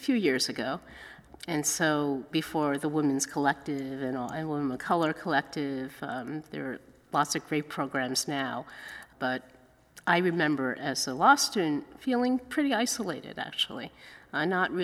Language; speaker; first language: English; early bilingual, other home language; Cantonese